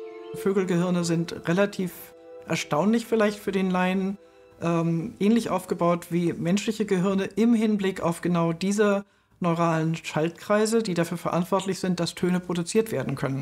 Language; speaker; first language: German; native; German